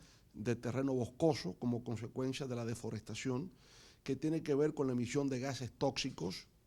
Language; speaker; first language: Spanish; native; Spanish